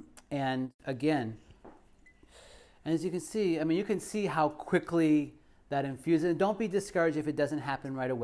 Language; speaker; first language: English; native; English